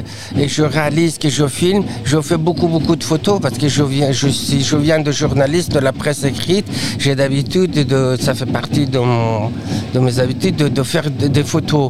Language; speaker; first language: French; non-native, fluent; Persian